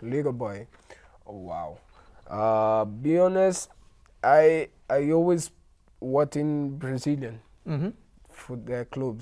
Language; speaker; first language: English; non-native, learner; Portuguese